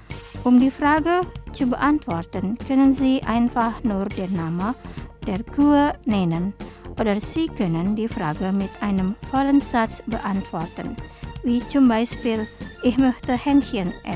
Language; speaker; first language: German; non-native, fluent; Indonesian